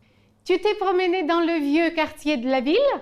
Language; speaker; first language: French; non-native, fluent; Ukrainian